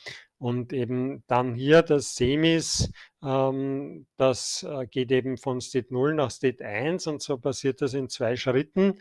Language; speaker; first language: German; native; German